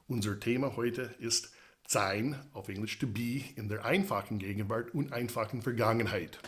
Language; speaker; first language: German; non-native, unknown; English